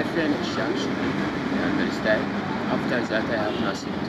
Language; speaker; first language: English; non-native, learner; Arabic